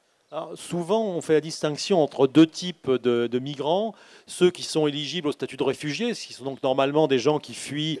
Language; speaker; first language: French; native; French